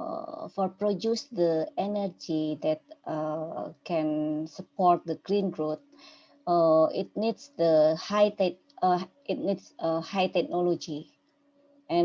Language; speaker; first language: English; non-native, learner; Indonesian